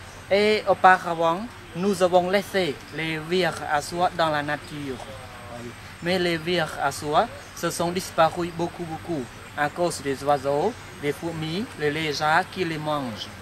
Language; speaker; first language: French; non-native, fluent; Khmer